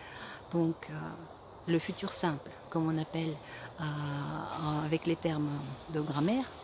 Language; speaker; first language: French; non-native, fluent; Russian